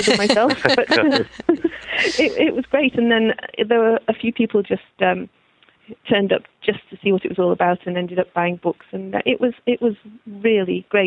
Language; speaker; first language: English; native; English